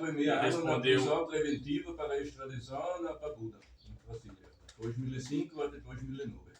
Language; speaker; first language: Portuguese; non-native, learner; German